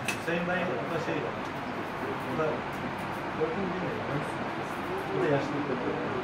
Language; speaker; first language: Turkish; native; Turkish